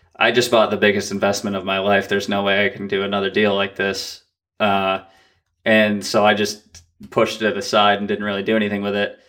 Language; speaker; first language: English; native; English